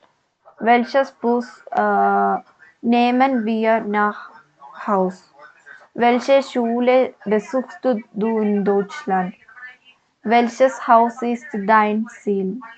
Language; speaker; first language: German; non-native, learner; Malayalam